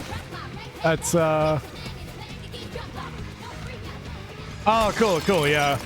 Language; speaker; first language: English; native; English